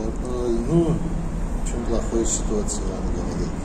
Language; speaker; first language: Russian; non-native, fluent; Georgian